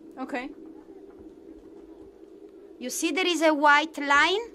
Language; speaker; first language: English; non-native, learner; Italian